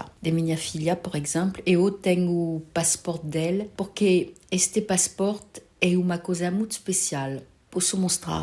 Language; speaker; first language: Portuguese; early bilingual, heritage; Portuguese